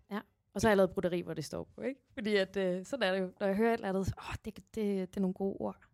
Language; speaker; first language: Danish; native; Danish